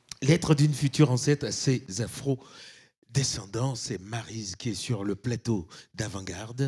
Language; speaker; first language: French; native; French